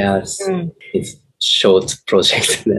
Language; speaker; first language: English; non-native, learner; Japanese